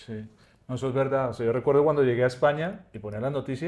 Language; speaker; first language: Spanish; native; Spanish